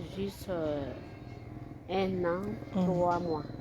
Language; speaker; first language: French; non-native, local second language; Fula